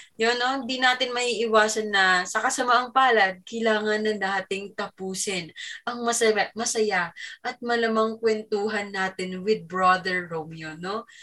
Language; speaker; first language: Filipino; native; Filipino